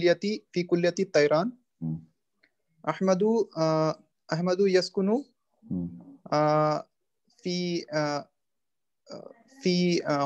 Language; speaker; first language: Arabic; non-native, learner; Urdu